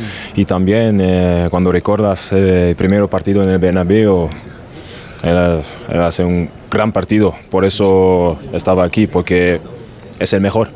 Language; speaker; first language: Spanish; non-native, fluent; German